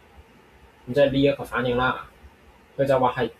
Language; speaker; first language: Cantonese; native; Cantonese